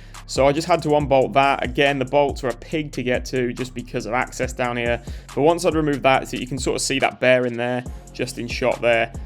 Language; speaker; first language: English; native; English